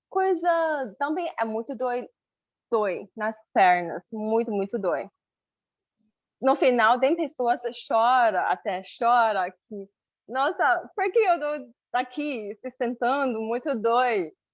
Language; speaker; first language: Portuguese; non-native, learner; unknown